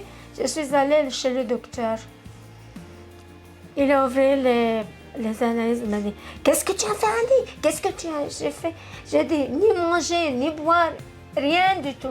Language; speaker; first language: French; non-native, local second language; Arabic